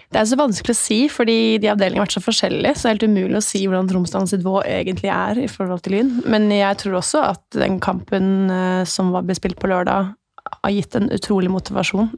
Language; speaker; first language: Norwegian; native; Norwegian